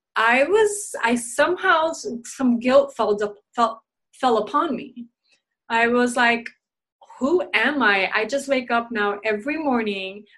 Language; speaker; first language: English; native; English